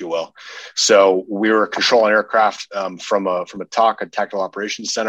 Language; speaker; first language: English; native; English